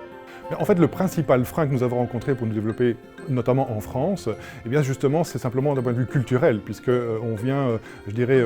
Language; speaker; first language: French; native; French